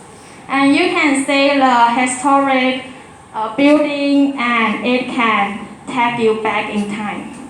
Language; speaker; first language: English; non-native, learner; Chinese